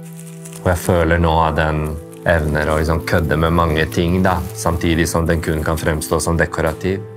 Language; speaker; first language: Norwegian; early bilingual, other home language; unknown